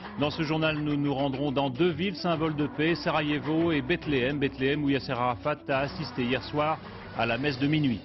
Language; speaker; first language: French; native; French